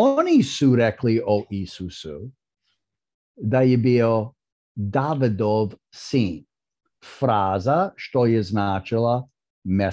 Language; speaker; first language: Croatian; early bilingual, heritage; English